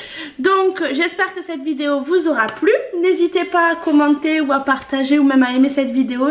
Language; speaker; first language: French; native; French